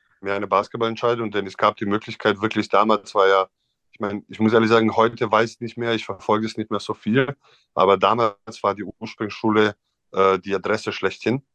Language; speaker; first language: German; non-native, fluent; Serbian